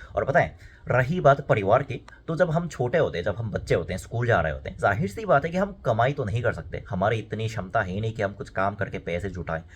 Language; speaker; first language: Hindi; non-native, fluent; Korean